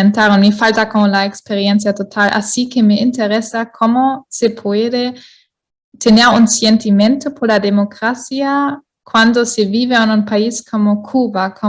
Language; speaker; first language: Spanish; non-native, fluent; German